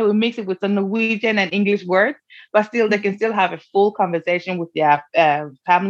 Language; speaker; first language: English; non-native, fluent; Norwegian